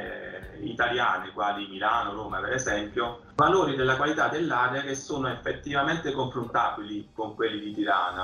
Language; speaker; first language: Italian; native; Italian